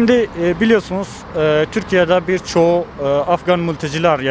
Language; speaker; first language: Turkish; non-native, fluent; Persian